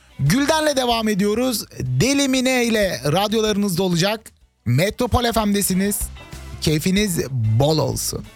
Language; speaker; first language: Turkish; early bilingual, heritage; Turkish